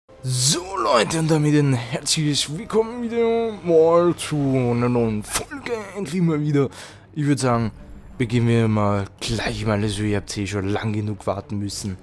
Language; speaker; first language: German; native; German